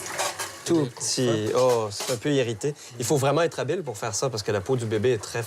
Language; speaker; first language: French; native; French